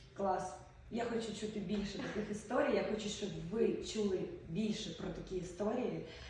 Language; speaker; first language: Ukrainian; native; Ukrainian